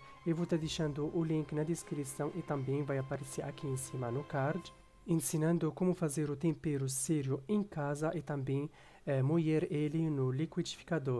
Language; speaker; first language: Portuguese; non-native, fluent; Arabic